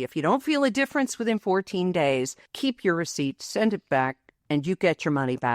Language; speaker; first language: English; native; English